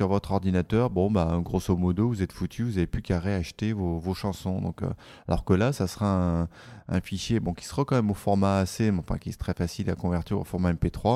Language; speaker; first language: French; native; French